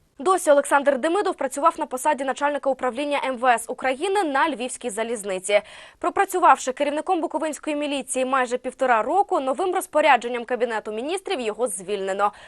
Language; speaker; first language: Ukrainian; native; Ukrainian